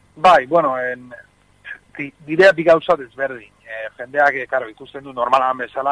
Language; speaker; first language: Basque; native; Basque